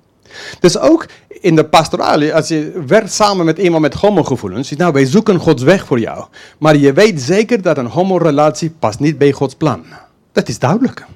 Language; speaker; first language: Dutch; non-native, fluent; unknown